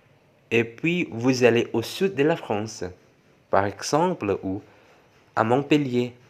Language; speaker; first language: French; non-native, fluent; Javanese